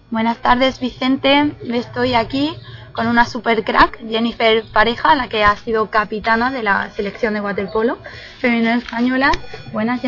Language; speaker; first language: Spanish; native; Spanish